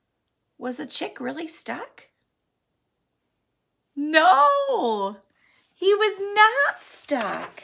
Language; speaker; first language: English; native; English